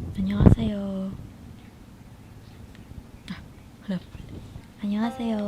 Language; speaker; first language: Korean; non-native, learner; Filipino